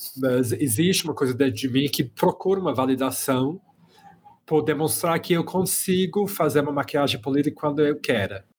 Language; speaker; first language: Portuguese; non-native, fluent; English